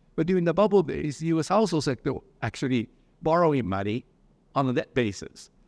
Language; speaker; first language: English; early bilingual, other home language; Japanese